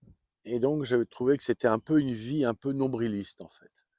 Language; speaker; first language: French; native; French